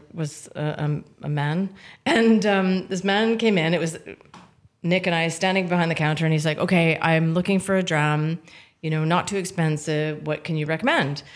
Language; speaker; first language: English; native; English